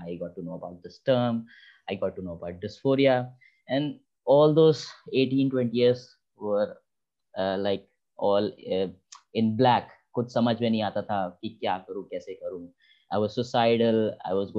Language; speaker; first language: English; non-native, local second language; Hindi